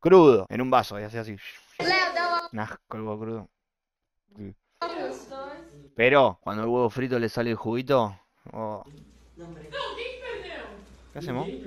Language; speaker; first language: Spanish; native; Spanish